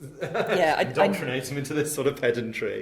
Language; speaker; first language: English; native; English